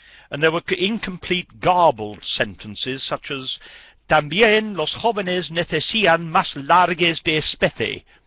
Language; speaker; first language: Spanish; non-native, fluent; English